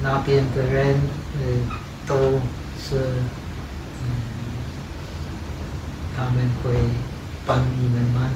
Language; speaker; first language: Chinese; non-native, fluent; Czech